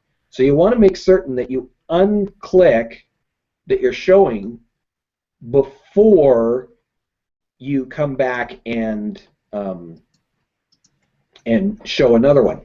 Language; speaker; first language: English; native; English